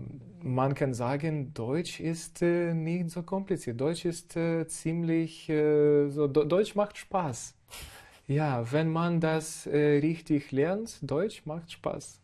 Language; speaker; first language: German; non-native, fluent; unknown